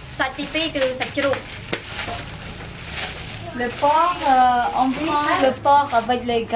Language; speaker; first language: French; non-native, learner; Khmer